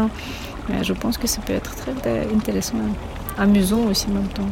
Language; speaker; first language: French; non-native, fluent; Ukrainian